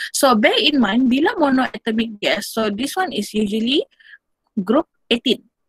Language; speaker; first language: English; non-native, local second language; Malay